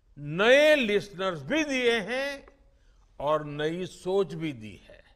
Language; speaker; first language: Hindi; non-native, local second language; Gujarati